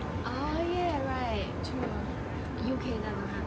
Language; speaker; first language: English; non-native, fluent; Chinese